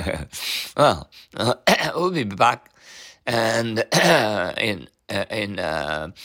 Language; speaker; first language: English; non-native, learner; Japanese